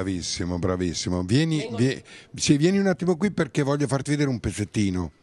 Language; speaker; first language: Italian; native; Italian